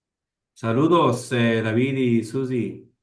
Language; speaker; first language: Spanish; non-native, fluent; English